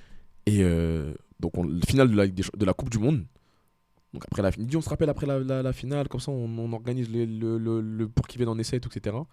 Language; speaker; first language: French; native; French